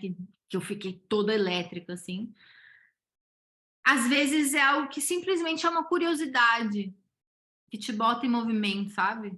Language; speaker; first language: Portuguese; native; Portuguese